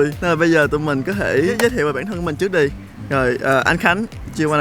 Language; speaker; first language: Vietnamese; native; Vietnamese